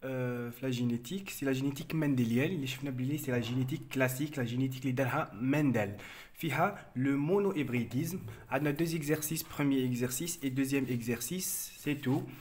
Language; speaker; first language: French; non-native, local second language; Arabic